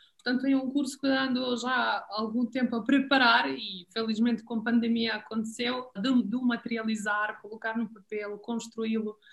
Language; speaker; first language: Portuguese; non-native, fluent; Serbian